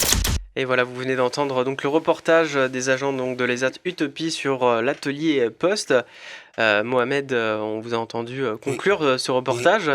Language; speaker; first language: French; native; French